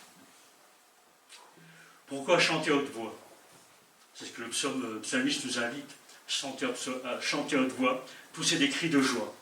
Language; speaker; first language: French; native; French